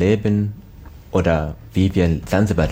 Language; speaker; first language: German; non-native, learner; Swahili